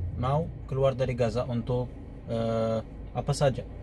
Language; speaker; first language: Indonesian; non-native, learner; Arabic